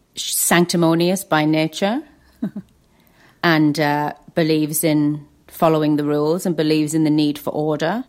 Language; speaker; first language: English; native; English